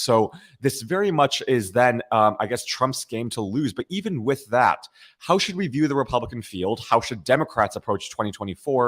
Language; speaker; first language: English; native; English